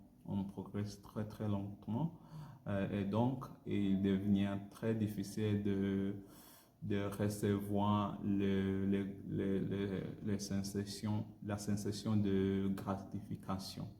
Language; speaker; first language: French; non-native, learner; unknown